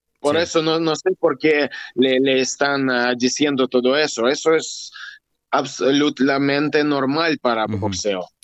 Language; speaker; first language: Spanish; non-native, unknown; Russian